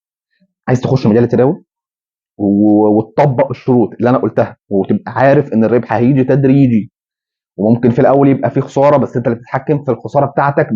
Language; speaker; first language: Arabic; native; Arabic